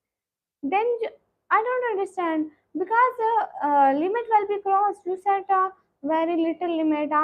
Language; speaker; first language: English; non-native, learner; Punjabi